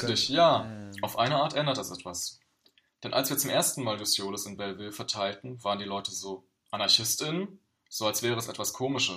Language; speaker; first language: German; native; German